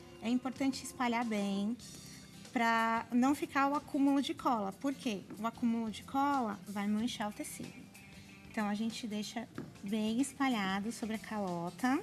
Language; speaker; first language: Portuguese; native; Portuguese